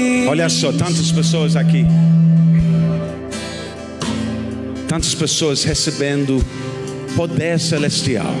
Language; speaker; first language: Portuguese; non-native, learner; English